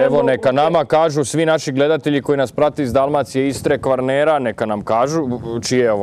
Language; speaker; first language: Croatian; native; Croatian